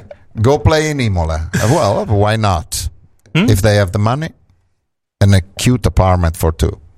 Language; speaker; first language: English; non-native, fluent; Italian